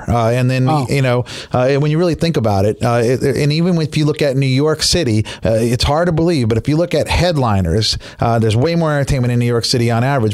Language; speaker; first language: English; native; English